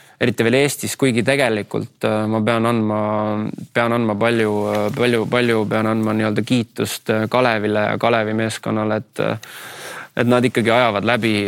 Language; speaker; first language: Estonian; native; Estonian